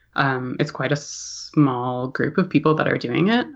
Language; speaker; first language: English; native; English